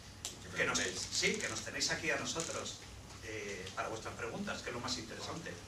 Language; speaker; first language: Spanish; native; Spanish